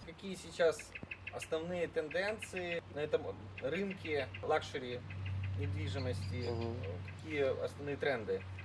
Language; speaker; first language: Russian; native; Russian